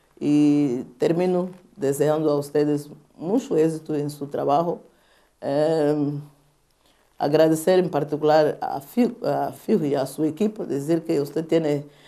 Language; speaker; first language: Spanish; non-native, fluent; Portuguese